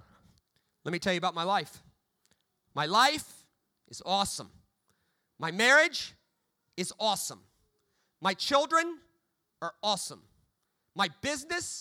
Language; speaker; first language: English; native; English